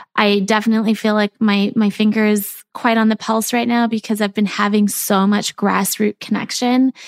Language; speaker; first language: English; native; English